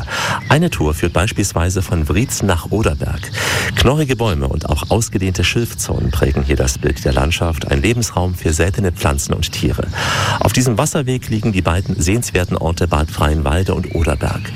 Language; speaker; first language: German; native; German